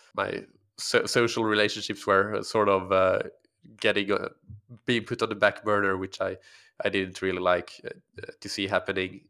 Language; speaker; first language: English; non-native, fluent; Swedish